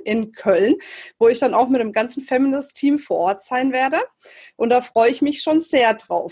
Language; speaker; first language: German; native; German